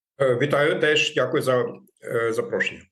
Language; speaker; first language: Ukrainian; non-native, fluent; German